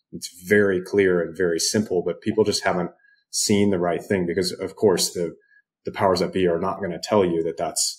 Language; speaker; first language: English; native; English